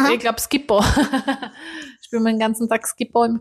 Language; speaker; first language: German; native; German